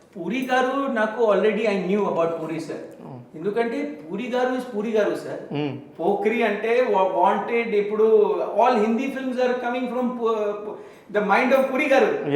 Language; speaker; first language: Telugu; non-native, local second language; Hindi